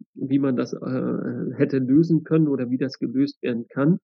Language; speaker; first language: German; native; German